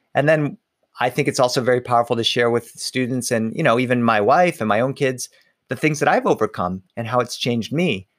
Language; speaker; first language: English; early bilingual, other home language; Spanish